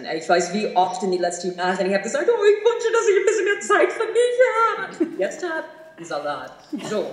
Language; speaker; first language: German; non-native, fluent; English